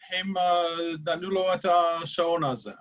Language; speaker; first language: Hebrew; non-native, fluent; English